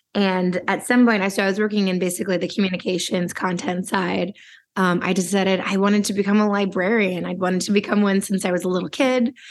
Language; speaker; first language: English; native; English